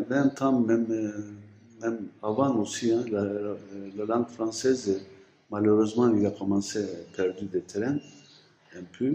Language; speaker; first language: French; non-native, fluent; Turkish